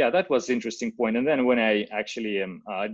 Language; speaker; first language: English; non-native, fluent; Russian